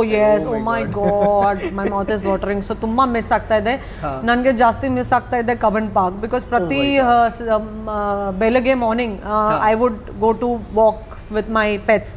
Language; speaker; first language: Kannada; non-native, local second language; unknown